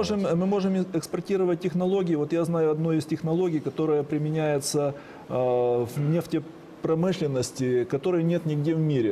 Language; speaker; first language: Russian; native; Russian